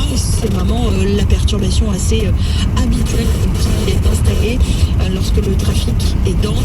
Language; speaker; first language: French; native; French